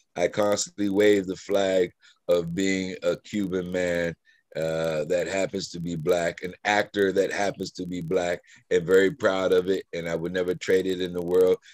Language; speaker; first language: English; native; English